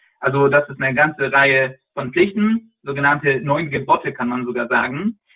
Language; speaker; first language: German; non-native, fluent; Polish